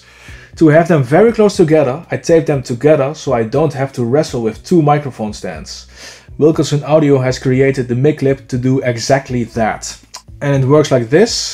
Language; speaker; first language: English; non-native, fluent; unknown